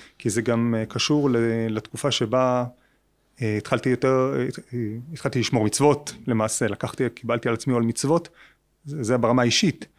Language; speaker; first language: Hebrew; native; Hebrew